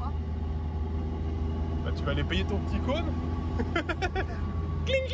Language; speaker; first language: French; native; French